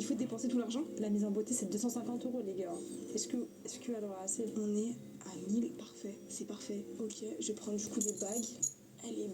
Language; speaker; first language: French; native; French